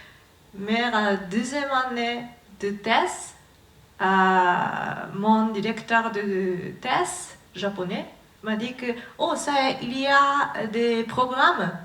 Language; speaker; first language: French; non-native, learner; Japanese